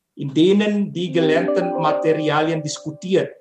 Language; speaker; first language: German; non-native, fluent; Indonesian